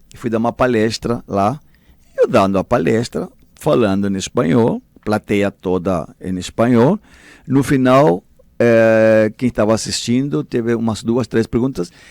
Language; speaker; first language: Portuguese; non-native, fluent; Spanish